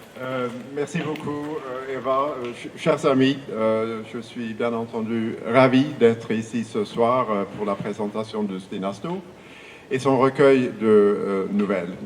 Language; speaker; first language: French; non-native, fluent; Swedish